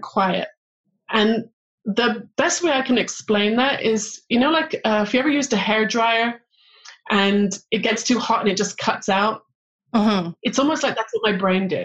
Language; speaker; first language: English; native; English